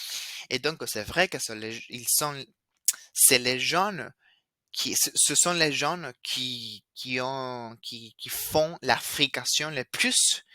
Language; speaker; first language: French; non-native, fluent; Spanish